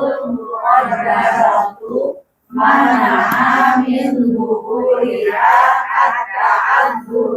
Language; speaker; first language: Arabic; non-native, learner; Indonesian